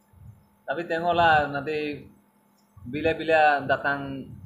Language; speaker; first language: Indonesian; non-native, learner; Bangla